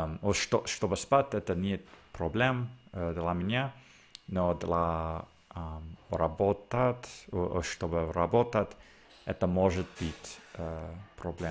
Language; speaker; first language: Russian; non-native, learner; Spanish